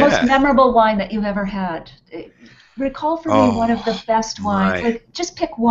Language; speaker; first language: English; native; English